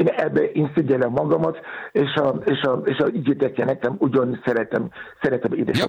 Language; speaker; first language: Hungarian; non-native, fluent; Yoruba